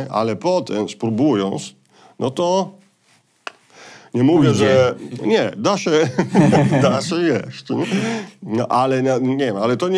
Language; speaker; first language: Polish; non-native, fluent; Italian